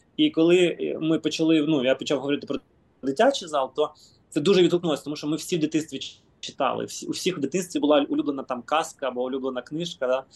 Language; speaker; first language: Ukrainian; non-native, local second language; Russian